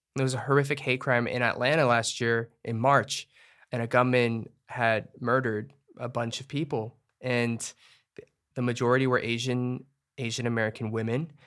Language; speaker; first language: English; native; English